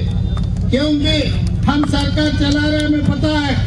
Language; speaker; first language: Hindi; non-native, local second language; Telugu